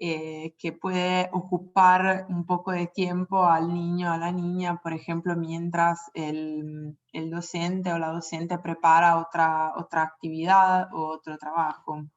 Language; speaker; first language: Spanish; non-native, fluent; Italian